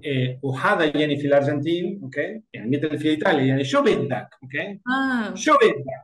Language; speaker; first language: Arabic; non-native, learner; Spanish